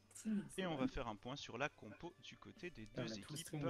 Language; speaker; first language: French; native; French